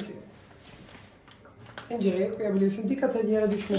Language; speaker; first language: Turkish; early bilingual, heritage; Turkish